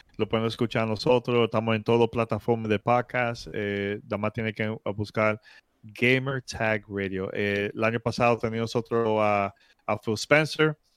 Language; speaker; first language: Spanish; early bilingual, heritage; Spanish